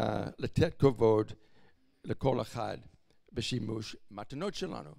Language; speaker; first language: Hebrew; non-native, fluent; English